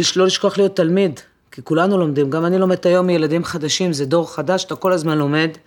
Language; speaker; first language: Hebrew; non-native, fluent; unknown